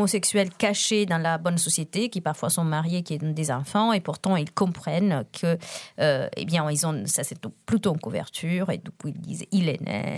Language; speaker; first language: French; non-native, fluent; Italian